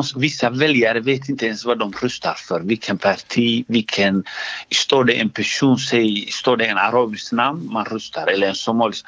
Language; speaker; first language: Swedish; non-native, fluent; Somali